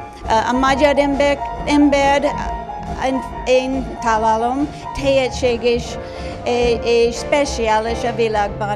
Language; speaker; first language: Hungarian; non-native, learner; English